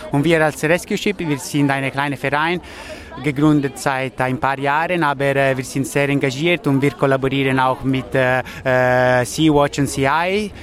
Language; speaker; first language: German; non-native, learner; Italian